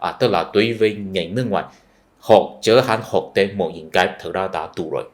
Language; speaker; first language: Vietnamese; non-native, fluent; Chinese